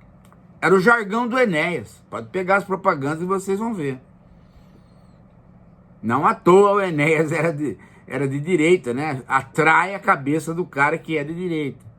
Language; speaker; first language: Portuguese; native; Portuguese